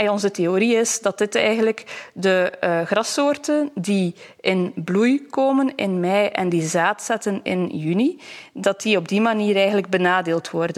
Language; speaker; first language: Dutch; native; Dutch